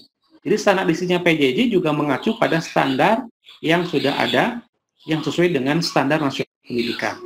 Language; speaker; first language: Indonesian; native; Indonesian